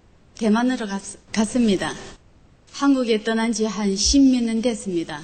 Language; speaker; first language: Korean; non-native, local second language; Chinese